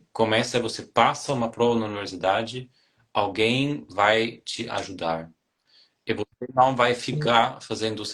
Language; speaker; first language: Portuguese; non-native, fluent; German